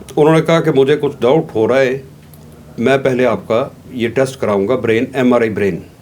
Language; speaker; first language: Urdu; non-native, local second language; Punjabi